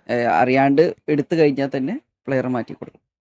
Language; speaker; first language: Malayalam; native; Malayalam